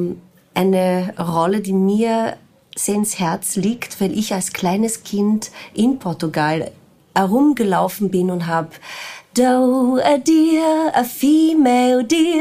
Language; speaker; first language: German; non-native, fluent; Portuguese